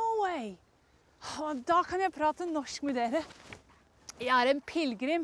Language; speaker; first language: Norwegian; non-native, fluent; English